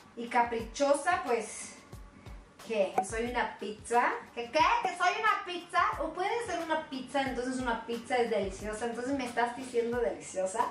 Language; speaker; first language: Spanish; non-native, fluent; Swedish